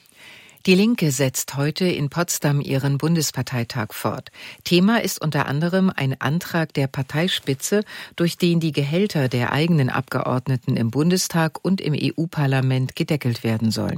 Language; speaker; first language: German; native; German